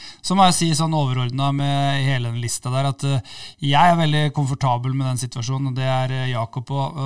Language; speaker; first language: Norwegian; native; Norwegian